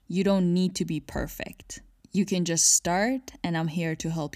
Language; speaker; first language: English; non-native, fluent; Persian